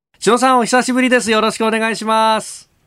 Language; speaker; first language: Japanese; native; Japanese